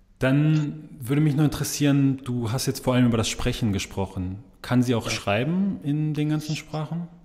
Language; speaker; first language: German; native; German